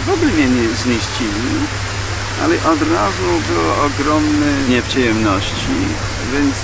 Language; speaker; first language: Polish; non-native, fluent; English